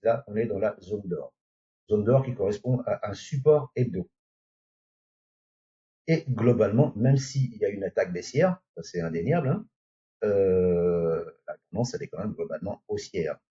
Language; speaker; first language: French; native; French